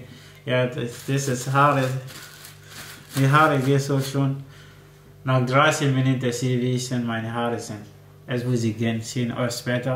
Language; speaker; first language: German; non-native, learner; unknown